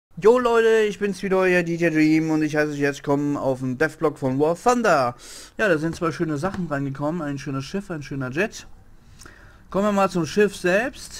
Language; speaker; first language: German; native; German